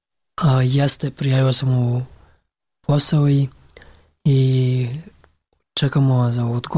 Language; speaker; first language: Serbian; non-native, learner; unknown